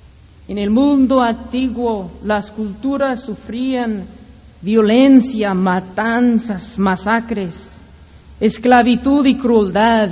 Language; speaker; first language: Spanish; non-native, fluent; English